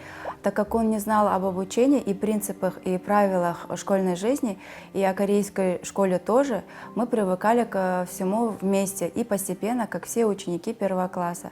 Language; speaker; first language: Russian; non-native, local second language; Kazakh